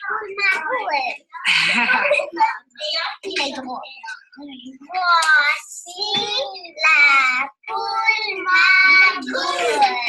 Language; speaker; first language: French; non-native, learner; English